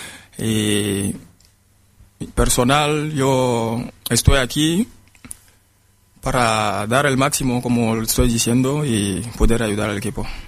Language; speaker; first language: Spanish; non-native, fluent; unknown